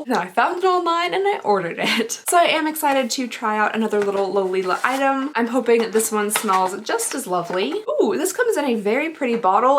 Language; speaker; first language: English; native; English